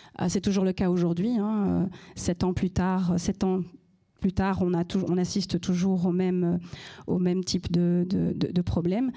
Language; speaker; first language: French; native; French